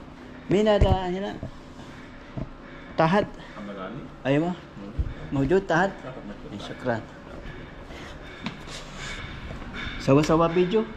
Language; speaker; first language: Arabic; non-native, learner; Filipino